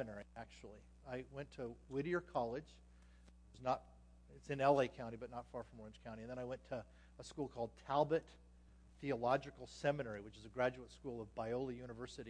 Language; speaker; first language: English; native; English